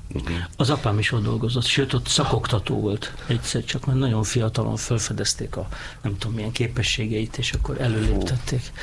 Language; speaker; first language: Hungarian; native; Hungarian